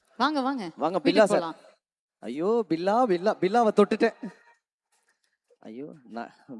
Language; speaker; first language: Tamil; native; Tamil